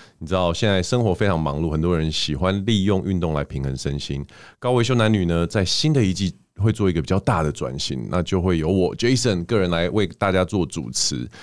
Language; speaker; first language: Chinese; native; Chinese